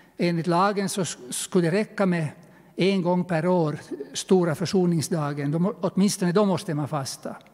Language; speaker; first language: Swedish; native; Swedish